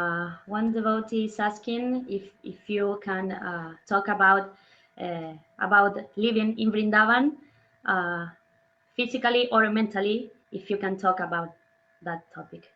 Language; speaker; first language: English; non-native, learner; Spanish